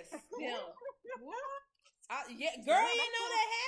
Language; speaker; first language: English; native; English